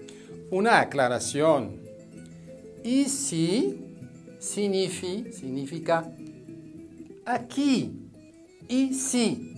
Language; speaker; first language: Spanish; non-native, fluent; French